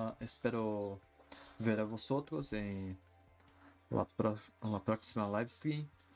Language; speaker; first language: Spanish; non-native, learner; Portuguese